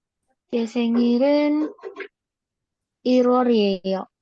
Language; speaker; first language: Korean; non-native, learner; Indonesian